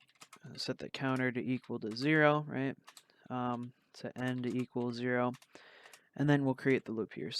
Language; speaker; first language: English; native; English